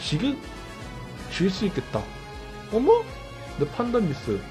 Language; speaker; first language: Korean; native; Korean